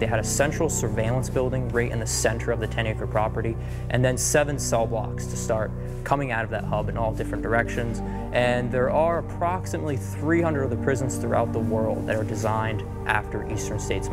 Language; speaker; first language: English; native; English